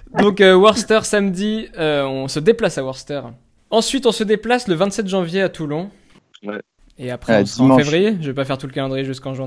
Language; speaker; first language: French; native; French